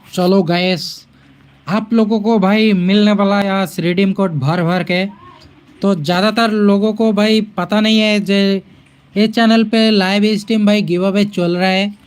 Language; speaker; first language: Hindi; non-native, local second language; Bangla